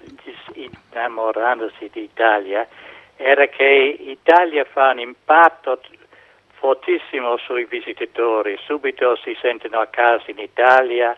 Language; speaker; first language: Italian; non-native, fluent; English